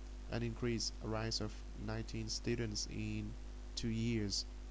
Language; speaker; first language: English; non-native, fluent; Vietnamese